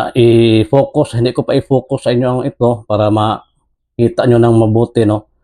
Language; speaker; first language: Filipino; non-native, local second language; Cebuano